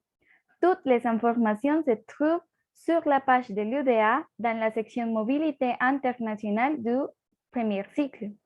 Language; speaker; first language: French; non-native, learner; Spanish